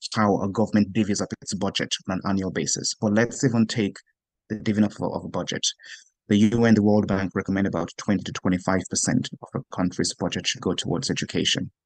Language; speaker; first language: English; non-native, local second language; Yoruba